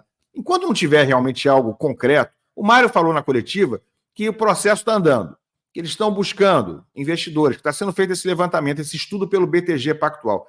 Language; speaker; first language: Portuguese; native; Portuguese